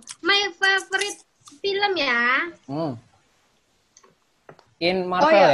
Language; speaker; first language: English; non-native, learner; Indonesian